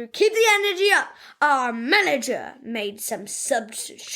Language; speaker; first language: English; native; English